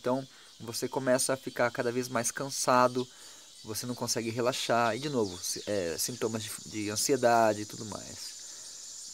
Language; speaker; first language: Portuguese; native; Portuguese